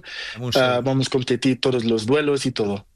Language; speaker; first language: Spanish; non-native, learner; Portuguese